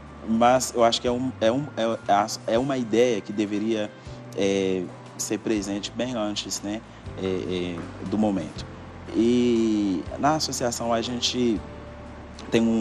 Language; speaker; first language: Portuguese; non-native, fluent; Haitian Creole